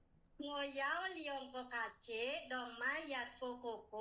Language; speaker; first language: Cantonese; non-native, learner; Indonesian